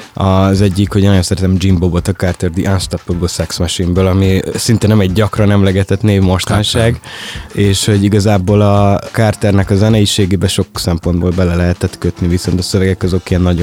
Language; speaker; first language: Hungarian; native; Hungarian